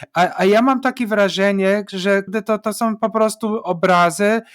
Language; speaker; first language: Polish; non-native, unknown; German